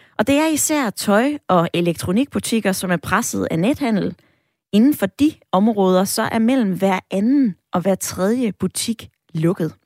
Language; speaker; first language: Danish; native; Danish